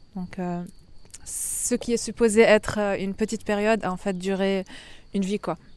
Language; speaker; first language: French; non-native, fluent; Arabic